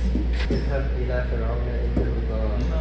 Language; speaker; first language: Arabic; non-native, learner; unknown